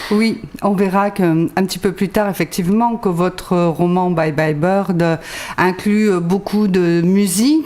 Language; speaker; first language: French; native; French